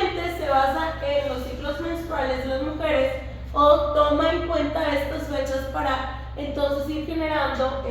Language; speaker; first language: Spanish; native; Spanish